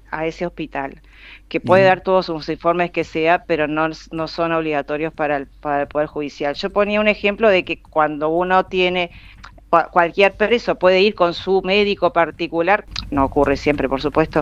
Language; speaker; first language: Spanish; native; Spanish